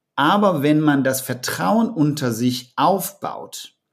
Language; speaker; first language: German; non-native, fluent; Danish